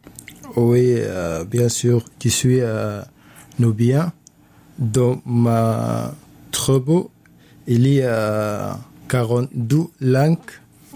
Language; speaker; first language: French; non-native, learner; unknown